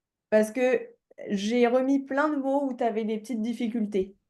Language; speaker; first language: French; native; French